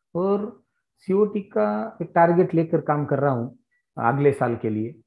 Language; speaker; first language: Hindi; non-native, local second language; Marathi